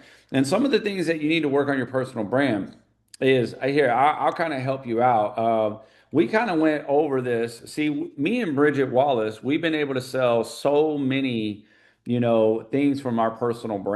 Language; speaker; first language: English; native; English